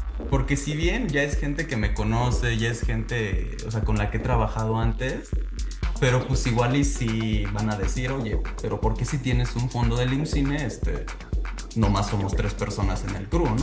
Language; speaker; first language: Spanish; native; Spanish